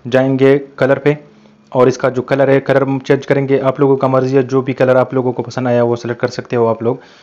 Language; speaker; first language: Urdu; non-native, local second language; Pashto